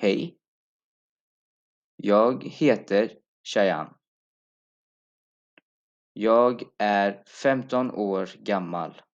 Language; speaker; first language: Swedish; non-native, fluent; Urdu